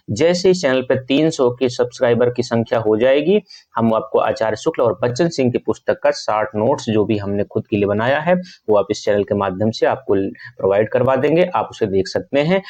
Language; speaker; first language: Hindi; native; Hindi